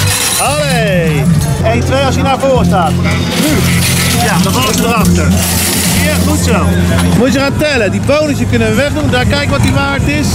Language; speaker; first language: Dutch; native; Dutch